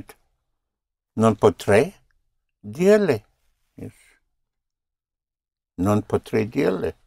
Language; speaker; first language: Italian; non-native, fluent; English